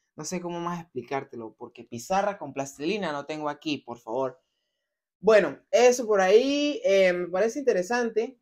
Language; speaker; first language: Spanish; native; Spanish